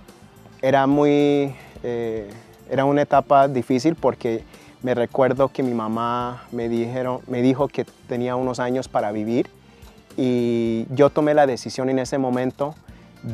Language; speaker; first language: Spanish; early bilingual, heritage; Spanish